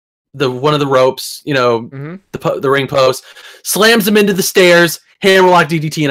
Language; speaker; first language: English; native; English